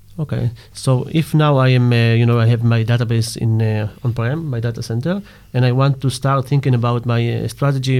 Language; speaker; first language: English; non-native, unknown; Hebrew